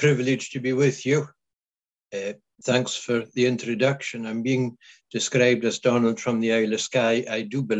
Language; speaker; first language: English; non-native, local second language; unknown